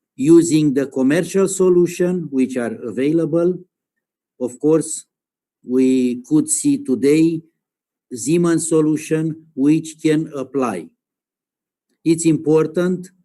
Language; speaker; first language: English; non-native, learner; Romanian